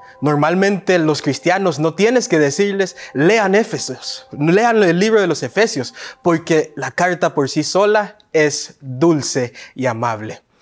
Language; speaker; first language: Spanish; early bilingual, heritage; Spanish